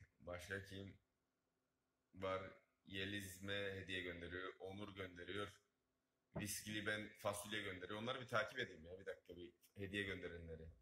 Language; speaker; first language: Turkish; native; Turkish